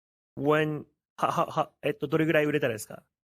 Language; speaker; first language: Japanese; native; Japanese